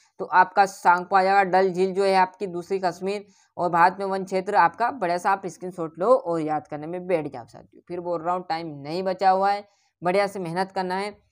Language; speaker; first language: Hindi; native; Hindi